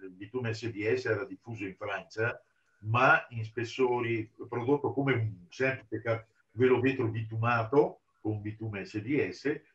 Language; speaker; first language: Italian; native; Italian